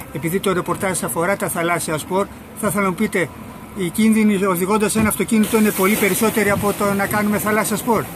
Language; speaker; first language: Greek; native; Greek